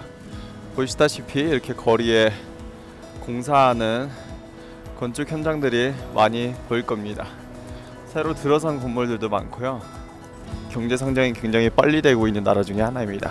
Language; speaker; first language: Korean; non-native, fluent; Mongolian